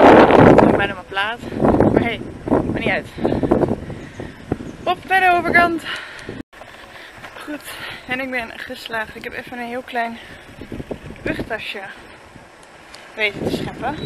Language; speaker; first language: Dutch; native; Dutch